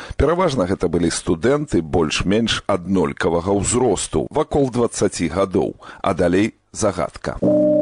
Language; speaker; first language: Belarusian; native; Belarusian